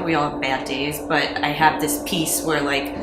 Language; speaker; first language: English; native; English